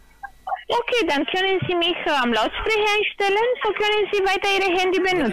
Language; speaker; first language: German; non-native, learner; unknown